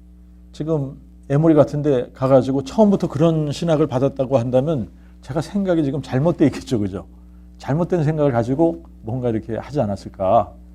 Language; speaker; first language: Korean; native; Korean